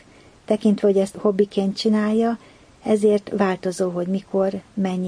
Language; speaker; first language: Hungarian; native; Hungarian